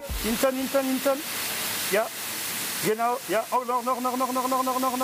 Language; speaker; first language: German; non-native, learner; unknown